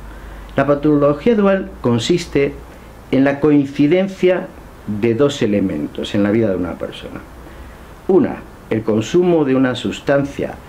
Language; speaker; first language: Spanish; native; Spanish